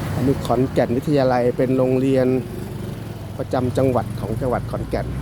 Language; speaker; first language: Thai; native; Thai